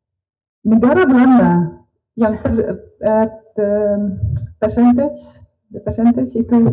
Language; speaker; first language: Indonesian; non-native, learner; Dutch